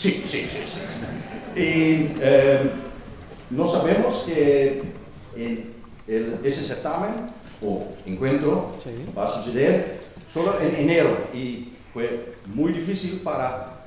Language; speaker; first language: Spanish; non-native, fluent; Dutch